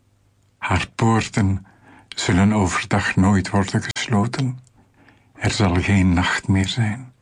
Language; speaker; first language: Dutch; native; Dutch